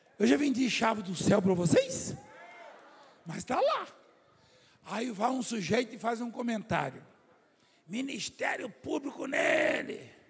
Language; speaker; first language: Portuguese; native; Portuguese